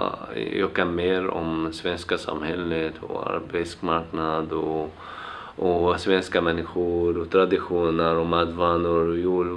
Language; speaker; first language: Swedish; non-native, fluent; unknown